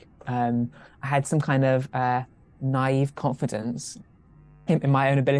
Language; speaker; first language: English; native; English